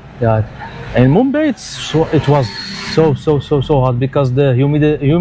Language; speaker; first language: English; non-native, local second language; Arabic